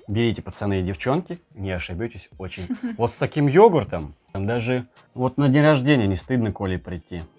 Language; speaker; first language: Russian; native; Russian